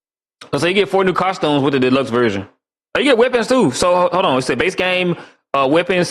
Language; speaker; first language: English; native; English